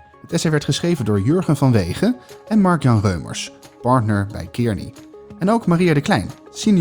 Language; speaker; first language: Dutch; native; Dutch